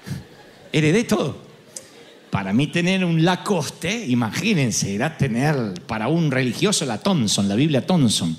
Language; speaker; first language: Spanish; native; Spanish